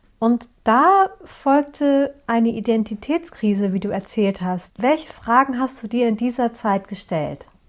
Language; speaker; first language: German; early bilingual, other home language; Turkish